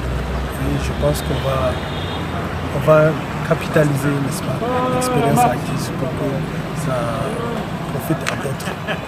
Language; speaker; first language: French; non-native, local second language; Hausa